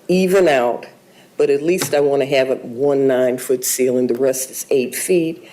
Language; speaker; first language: English; native; English